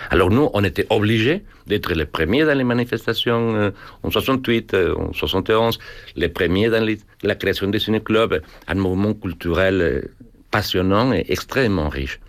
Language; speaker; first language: French; non-native, fluent; Spanish